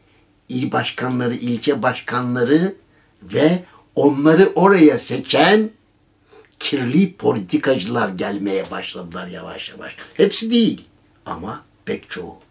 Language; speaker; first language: Turkish; native; Turkish